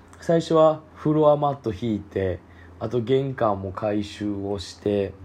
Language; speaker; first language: Japanese; native; Japanese